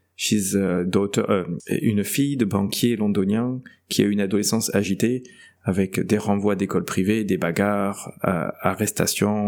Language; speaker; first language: French; native; French